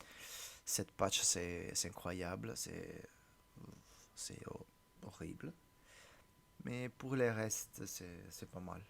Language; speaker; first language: French; non-native, learner; Italian